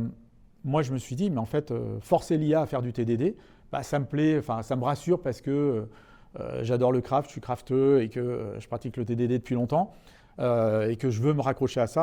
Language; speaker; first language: French; native; French